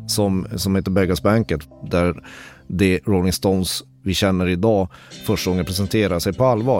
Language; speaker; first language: Swedish; native; Swedish